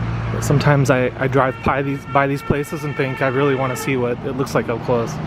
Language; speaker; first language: English; native; English